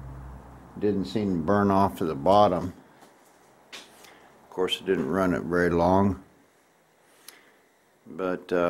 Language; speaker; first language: English; native; English